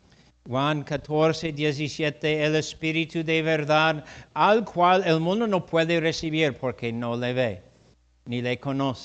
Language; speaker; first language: Spanish; non-native, fluent; English